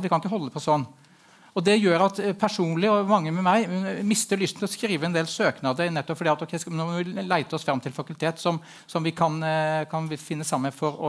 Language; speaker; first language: Norwegian; native; Norwegian